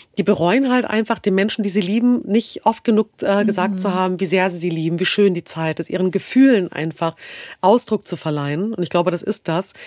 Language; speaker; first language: German; early bilingual, other home language; Kurdish